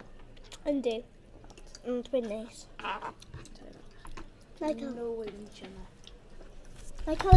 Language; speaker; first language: Welsh; non-native, local second language; English